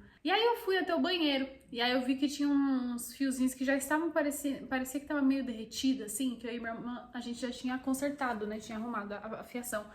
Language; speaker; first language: Portuguese; native; Portuguese